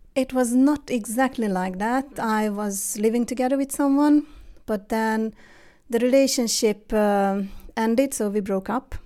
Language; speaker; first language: English; non-native, fluent; Hungarian